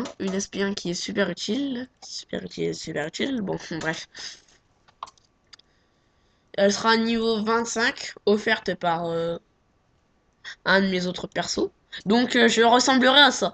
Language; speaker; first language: French; native; French